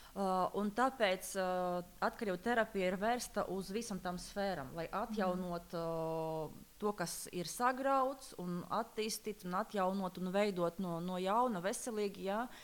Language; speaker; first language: Latvian; non-native, local second language; Russian